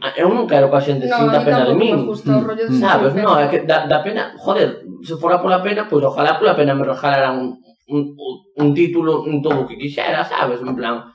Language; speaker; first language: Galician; non-native, local second language; Spanish